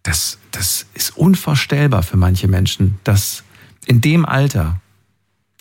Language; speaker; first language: German; native; German